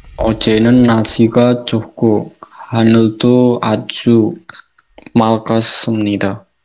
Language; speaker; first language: Korean; non-native, learner; Indonesian